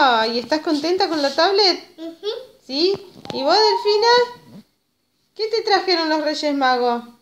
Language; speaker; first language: Spanish; native; Spanish